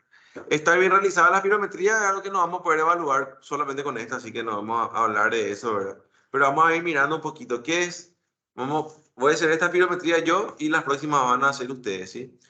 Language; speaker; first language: Spanish; native; Spanish